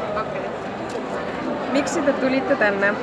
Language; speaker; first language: Finnish; non-native, learner; Estonian